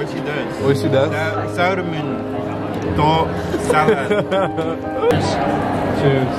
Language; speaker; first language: Japanese; non-native, learner; English